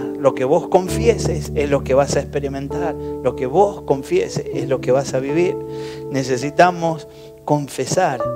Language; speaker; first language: Spanish; native; Spanish